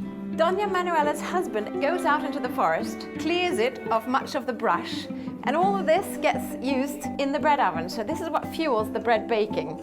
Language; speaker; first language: English; non-native, fluent; Norwegian